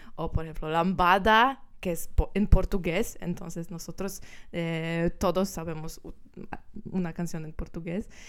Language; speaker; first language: Spanish; non-native, learner; Polish